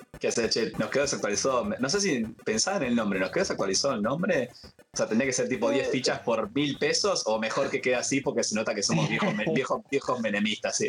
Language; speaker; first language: Spanish; native; Spanish